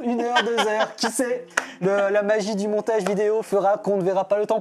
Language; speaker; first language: French; native; French